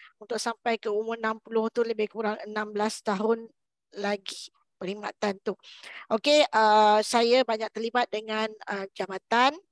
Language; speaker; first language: Malay; native; Malay